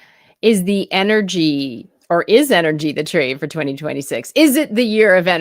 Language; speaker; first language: English; native; English